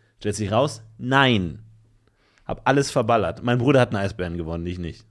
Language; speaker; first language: German; native; German